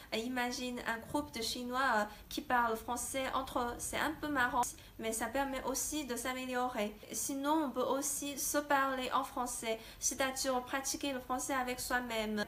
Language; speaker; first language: French; non-native, fluent; Chinese